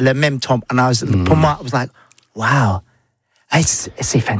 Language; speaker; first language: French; non-native, learner; English